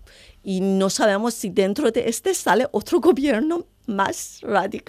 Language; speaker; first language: Spanish; non-native, learner; Persian